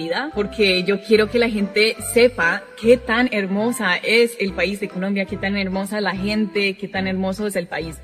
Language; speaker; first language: Spanish; non-native, fluent; English